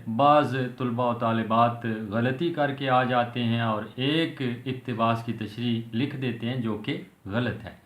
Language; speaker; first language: Urdu; non-native, local second language; Punjabi